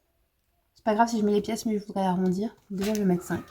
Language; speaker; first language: French; native; French